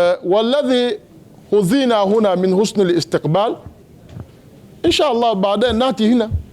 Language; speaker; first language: Arabic; non-native, fluent; Mandingo